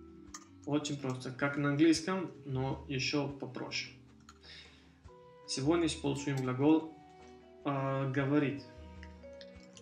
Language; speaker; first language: Russian; early bilingual, heritage; Russian